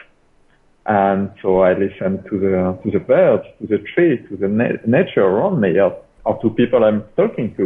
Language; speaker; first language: English; non-native, fluent; French